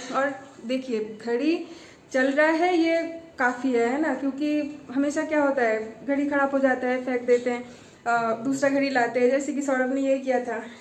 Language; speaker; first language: Hindi; non-native, local second language; Bangla